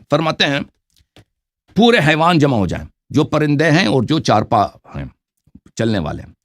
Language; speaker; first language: Urdu; non-native, fluent; Persian